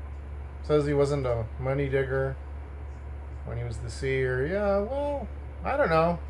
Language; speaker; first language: English; native; English